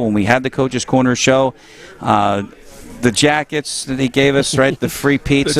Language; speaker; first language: English; native; English